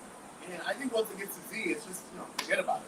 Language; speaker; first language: English; native; English